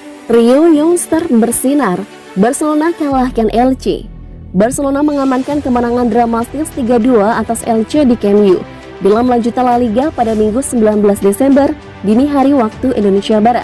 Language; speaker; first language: Indonesian; native; Indonesian